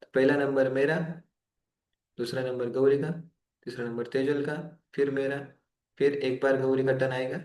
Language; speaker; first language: Hindi; non-native, local second language; Marathi